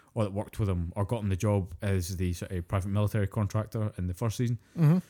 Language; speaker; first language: English; native; English